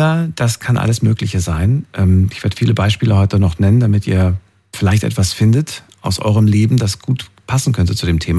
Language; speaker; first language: German; native; German